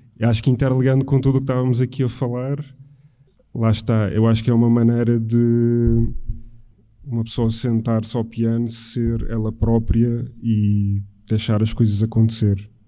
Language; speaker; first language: Portuguese; native; Portuguese